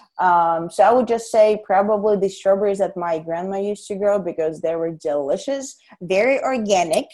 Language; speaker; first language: English; non-native, fluent; Russian